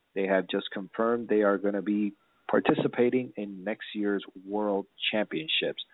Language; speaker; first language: English; early bilingual, other home language; Spanish